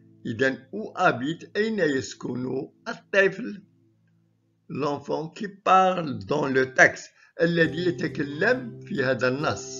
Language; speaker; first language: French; non-native, local second language; Arabic